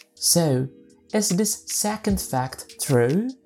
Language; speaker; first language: English; non-native, fluent; Indonesian